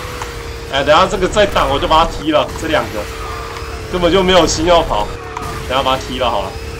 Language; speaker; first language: Chinese; native; Chinese